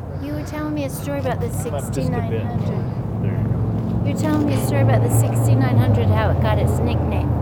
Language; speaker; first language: English; native; English